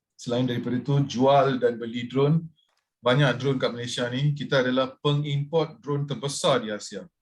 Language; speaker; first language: Malay; non-native, local second language; Tamil